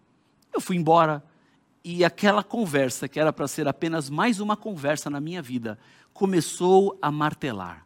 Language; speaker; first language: Portuguese; native; Portuguese